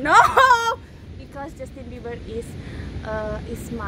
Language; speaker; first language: English; non-native, learner; Indonesian